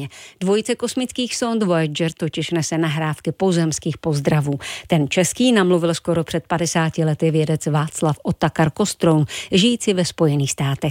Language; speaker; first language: Czech; native; Czech